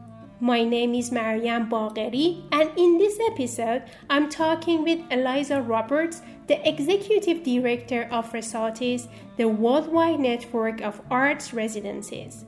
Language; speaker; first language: English; non-native, fluent; Persian